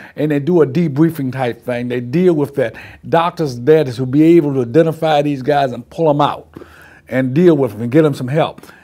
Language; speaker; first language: English; native; English